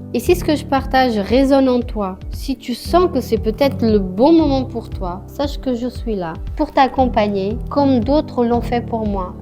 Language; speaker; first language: French; non-native, fluent; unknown